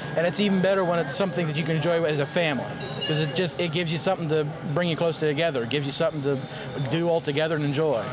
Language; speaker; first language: English; non-native, fluent; German